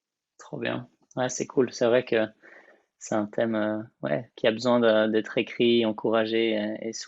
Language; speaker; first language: French; native; French